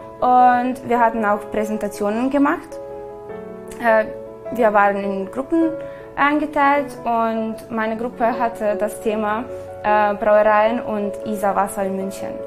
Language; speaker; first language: German; non-native, fluent; Serbian